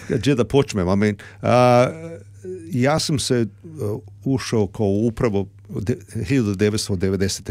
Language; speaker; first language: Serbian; early bilingual, heritage; Serbian